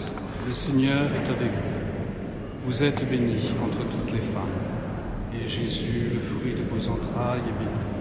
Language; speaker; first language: French; native; French